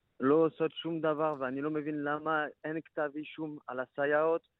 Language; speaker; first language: Hebrew; non-native, learner; French